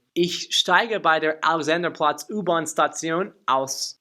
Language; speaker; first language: German; non-native, fluent; English